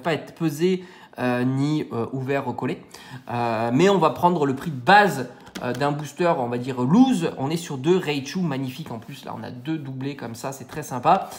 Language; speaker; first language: French; native; French